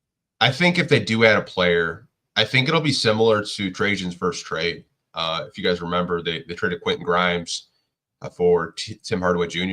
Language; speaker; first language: English; native; English